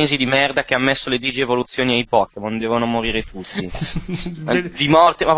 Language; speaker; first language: Italian; native; Italian